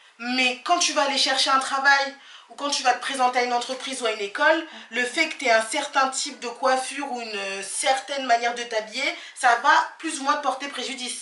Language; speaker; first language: French; native; French